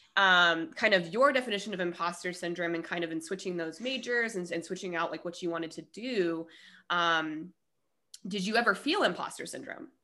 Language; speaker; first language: English; native; English